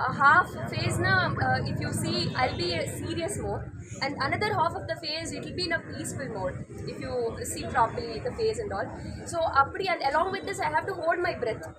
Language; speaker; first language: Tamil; non-native, learner; Telugu